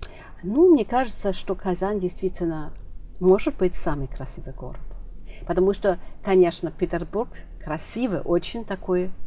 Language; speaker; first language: Russian; non-native, fluent; German